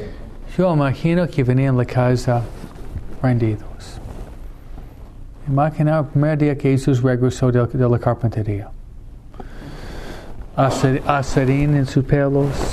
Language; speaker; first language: Spanish; non-native, fluent; English